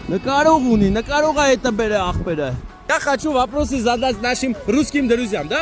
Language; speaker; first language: Russian; non-native, learner; Armenian